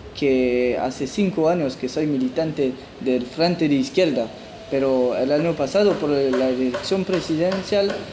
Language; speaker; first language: Spanish; non-native, fluent; French